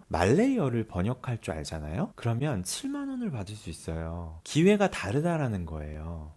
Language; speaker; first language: Korean; native; Korean